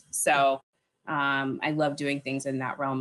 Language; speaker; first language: English; native; English